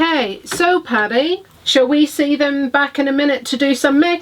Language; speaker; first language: English; native; English